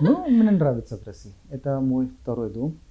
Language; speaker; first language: Russian; non-native, fluent; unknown